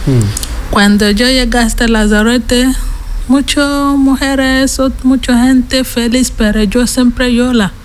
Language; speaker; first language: Spanish; non-native, learner; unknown